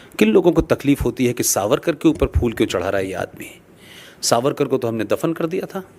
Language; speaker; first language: Hindi; native; Hindi